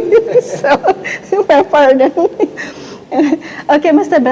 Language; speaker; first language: English; non-native, learner; Indonesian